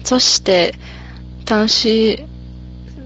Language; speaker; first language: Japanese; non-native, learner; English